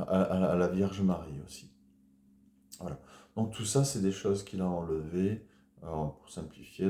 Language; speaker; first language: French; native; French